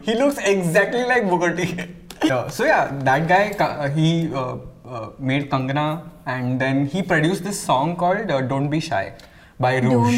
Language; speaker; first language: English; non-native, local second language; Hindi